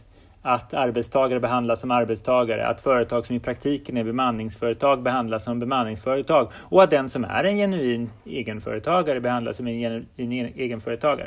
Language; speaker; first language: Swedish; native; Swedish